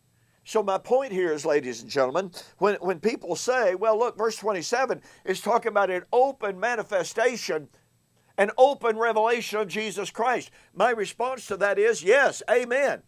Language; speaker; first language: English; native; English